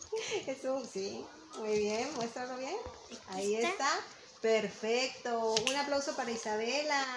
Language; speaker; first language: Spanish; native; Spanish